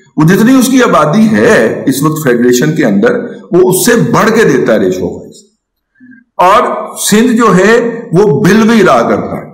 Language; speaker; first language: Urdu; non-native, local second language; Punjabi